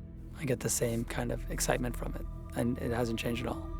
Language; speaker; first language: English; native; English